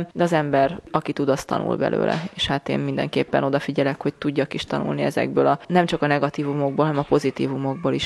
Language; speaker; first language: Hungarian; native; Hungarian